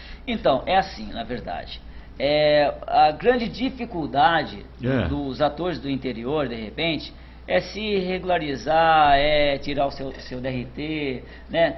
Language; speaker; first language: Portuguese; native; Portuguese